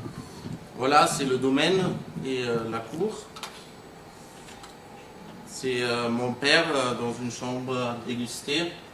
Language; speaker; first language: French; non-native, fluent; German